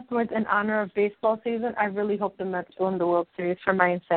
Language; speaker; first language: English; early bilingual, other home language; Spanish